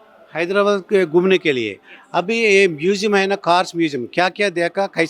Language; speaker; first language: Hindi; non-native, local second language; Telugu